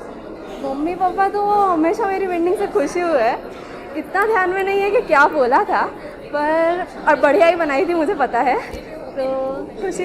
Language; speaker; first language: Hindi; native; Hindi